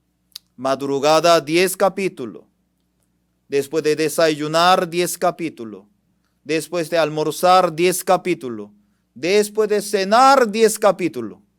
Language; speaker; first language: Spanish; non-native, fluent; Korean